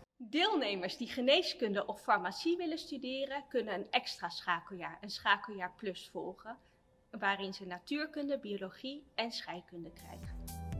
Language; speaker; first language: Dutch; native; Dutch